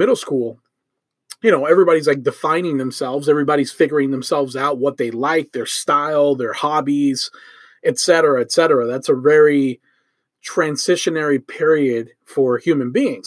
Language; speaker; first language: English; early bilingual, other home language; Spanish